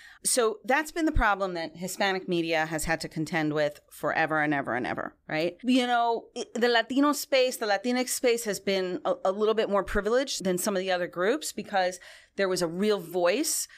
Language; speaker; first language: English; non-native, local second language; Spanish